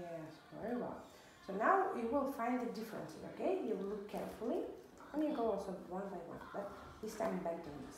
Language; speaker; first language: English; non-native, fluent; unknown